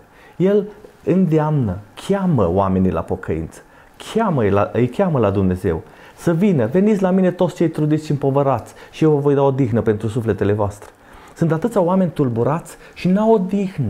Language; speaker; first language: Romanian; native; Romanian